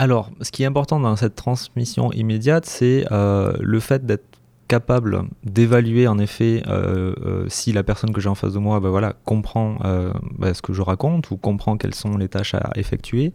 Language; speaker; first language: French; native; French